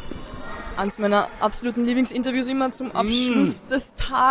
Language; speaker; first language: German; native; German